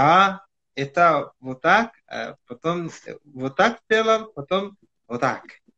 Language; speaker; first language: Russian; non-native, fluent; Kyrgyz